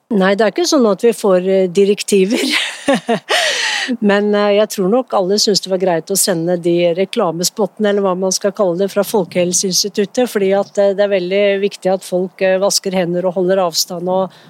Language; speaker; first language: Norwegian; native; Norwegian